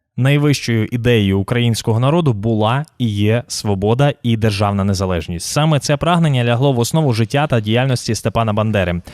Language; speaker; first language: Ukrainian; native; Ukrainian